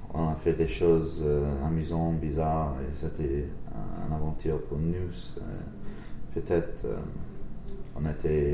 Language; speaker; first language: French; non-native, learner; English